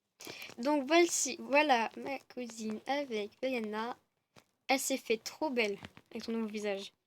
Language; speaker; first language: French; native; French